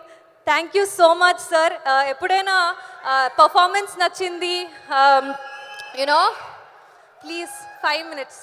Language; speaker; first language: Telugu; non-native, learner; Kannada